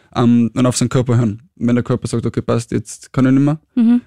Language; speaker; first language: German; native; German